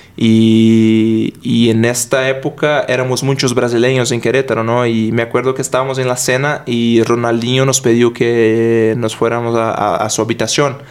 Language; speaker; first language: Spanish; non-native, fluent; Portuguese